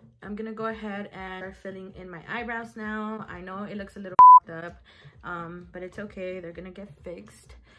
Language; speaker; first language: English; early bilingual, other home language; Spanish